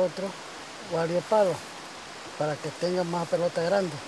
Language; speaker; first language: Spanish; non-native, local second language; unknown